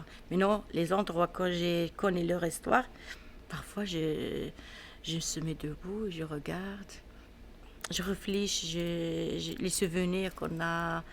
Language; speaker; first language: French; non-native, learner; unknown